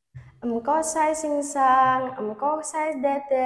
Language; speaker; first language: Cantonese; non-native, learner; Indonesian